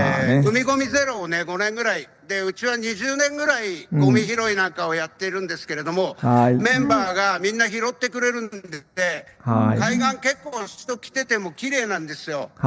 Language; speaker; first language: Japanese; native; Japanese